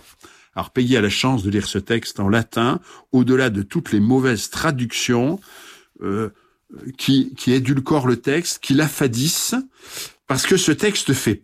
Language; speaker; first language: French; native; French